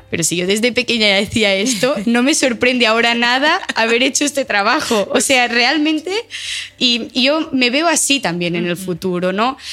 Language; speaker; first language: Spanish; non-native, local second language; Catalan